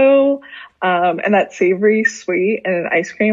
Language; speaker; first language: English; native; English